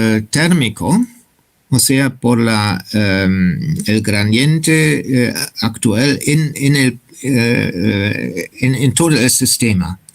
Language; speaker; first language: Spanish; non-native, fluent; German